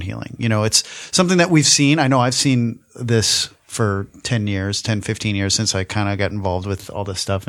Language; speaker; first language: English; native; English